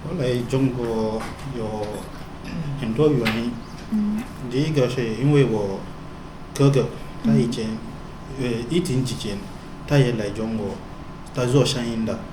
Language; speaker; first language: Chinese; non-native, fluent; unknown